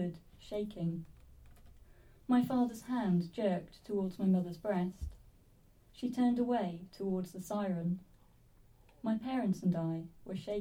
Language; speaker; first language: English; native; English